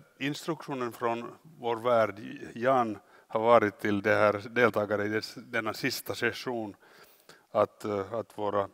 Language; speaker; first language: Swedish; non-native, local second language; Finnish